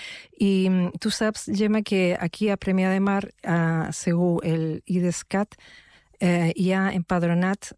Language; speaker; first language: Catalan; non-native, fluent; Spanish